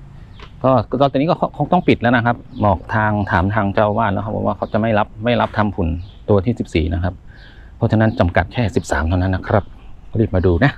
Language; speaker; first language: Thai; native; Thai